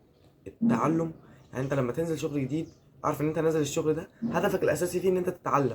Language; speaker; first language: Arabic; native; Arabic